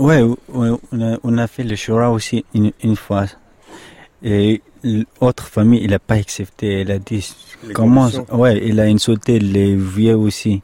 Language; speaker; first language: French; non-native, learner; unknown